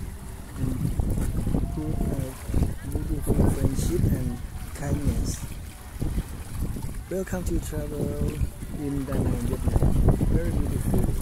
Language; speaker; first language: English; non-native, learner; Thai